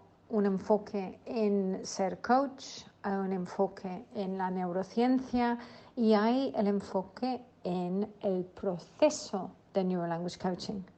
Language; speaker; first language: Spanish; non-native, fluent; English